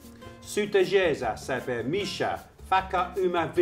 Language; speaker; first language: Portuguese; non-native, learner; English